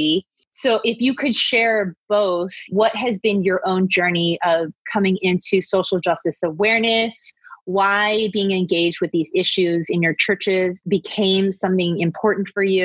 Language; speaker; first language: English; native; English